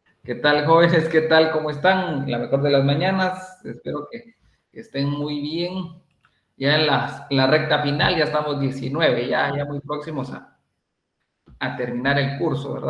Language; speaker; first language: Spanish; native; Spanish